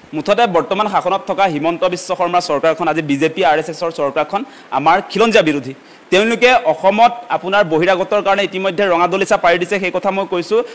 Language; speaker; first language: Assamese; native; Assamese